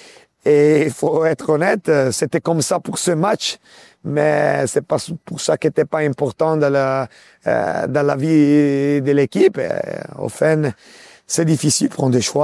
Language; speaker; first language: French; non-native, local second language; Italian